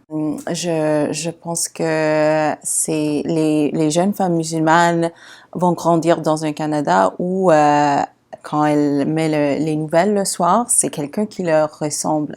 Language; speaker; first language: French; non-native, local second language; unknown